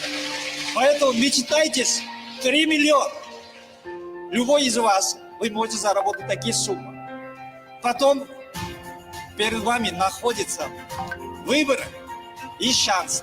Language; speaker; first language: Russian; non-native, learner; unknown